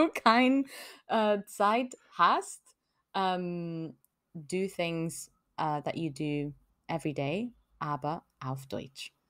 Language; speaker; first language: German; non-native, learner; French